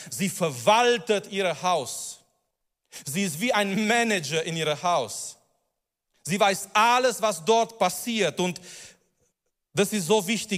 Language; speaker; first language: German; non-native, fluent; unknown